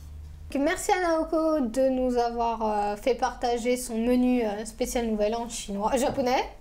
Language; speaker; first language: French; native; French